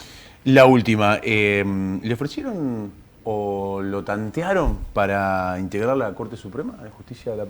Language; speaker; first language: Spanish; native; Spanish